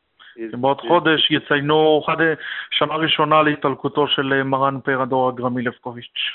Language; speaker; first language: Hebrew; native; Hebrew